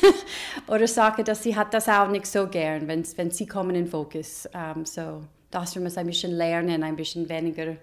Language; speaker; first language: German; non-native, fluent; English